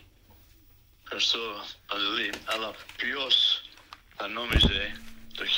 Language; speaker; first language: Greek; early bilingual, heritage; Greek